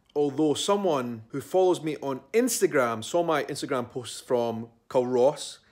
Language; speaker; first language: English; native; English